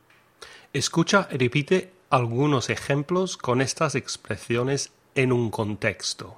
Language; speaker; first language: Spanish; non-native, fluent; English